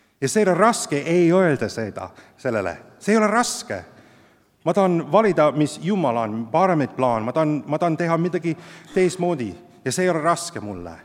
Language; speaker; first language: Estonian; non-native, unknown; English